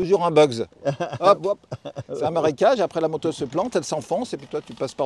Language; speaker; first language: French; native; French